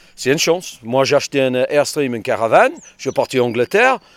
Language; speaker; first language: French; non-native, fluent; English